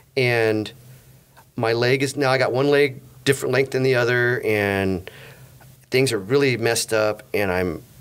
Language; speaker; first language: English; native; English